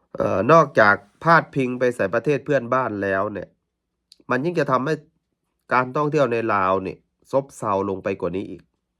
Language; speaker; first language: Thai; native; Thai